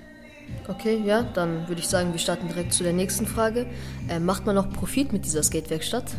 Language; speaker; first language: German; native; German